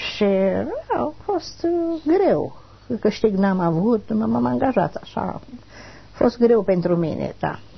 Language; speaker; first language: Romanian; non-native, local second language; German